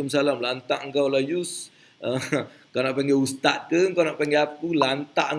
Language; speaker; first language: Malay; native; Malay